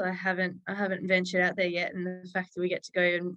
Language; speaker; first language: English; native; English